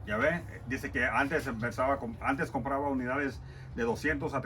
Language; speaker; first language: Spanish; early bilingual, heritage; Spanish